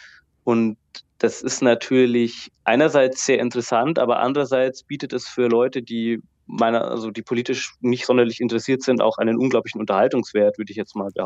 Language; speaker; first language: German; native; German